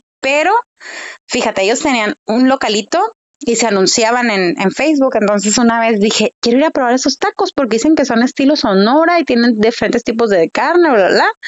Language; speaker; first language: Spanish; early bilingual, heritage; Spanish